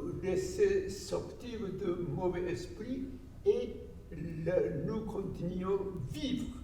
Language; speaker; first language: French; non-native, learner; Japanese